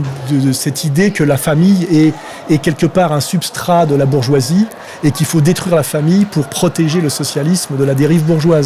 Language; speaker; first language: French; native; French